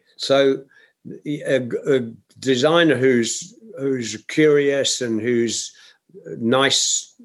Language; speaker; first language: English; native; English